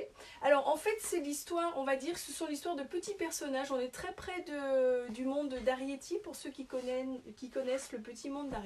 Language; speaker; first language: French; native; French